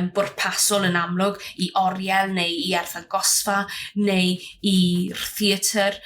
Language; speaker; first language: Welsh; native; Welsh